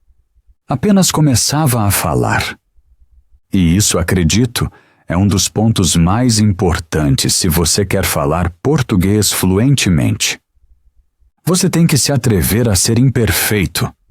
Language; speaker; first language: Portuguese; non-native, fluent; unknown